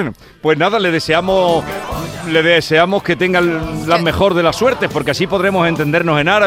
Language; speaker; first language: Spanish; native; Spanish